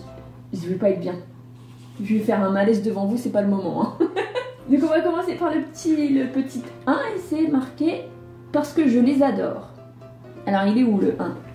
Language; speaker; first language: French; native; French